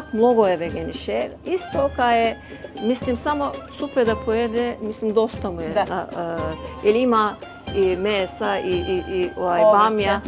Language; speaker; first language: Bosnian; early bilingual, heritage; Bosnian